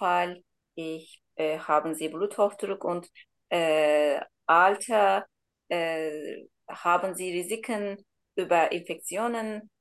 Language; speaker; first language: German; non-native, learner; Turkish